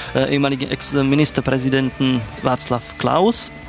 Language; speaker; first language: German; non-native, fluent; Czech